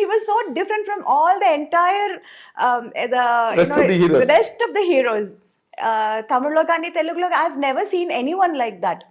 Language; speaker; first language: Telugu; non-native, fluent; Tamil